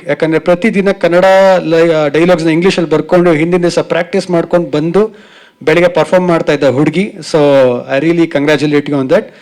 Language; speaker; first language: Kannada; native; Kannada